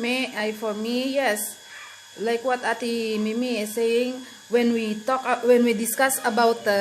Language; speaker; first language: English; non-native, local second language; Filipino